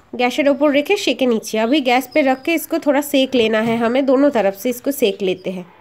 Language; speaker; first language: Hindi; non-native, local second language; Bangla